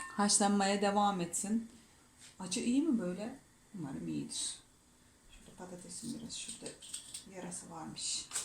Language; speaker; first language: Turkish; non-native, fluent; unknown